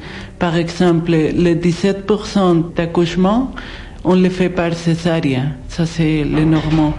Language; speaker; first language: French; non-native, fluent; Spanish